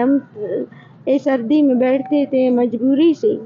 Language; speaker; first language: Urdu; non-native, local second language; Brahui